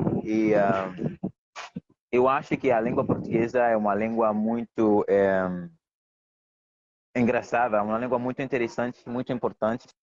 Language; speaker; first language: Portuguese; non-native, learner; Haitian Creole